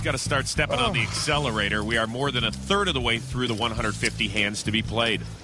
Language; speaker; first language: English; native; English